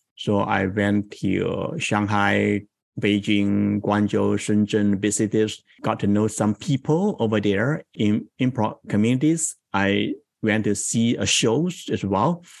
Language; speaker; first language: English; non-native, fluent; Chinese